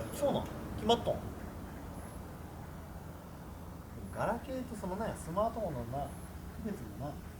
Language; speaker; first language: Japanese; native; Japanese